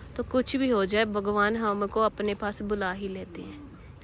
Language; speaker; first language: Hindi; non-native, local second language; Punjabi